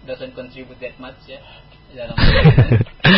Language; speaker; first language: English; non-native, learner; Indonesian